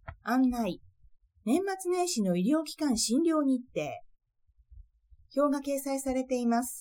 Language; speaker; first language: Japanese; native; Japanese